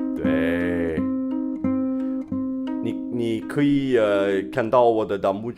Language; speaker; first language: Chinese; non-native, fluent; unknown